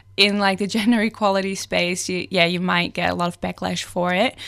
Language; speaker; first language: English; non-native, fluent; Dutch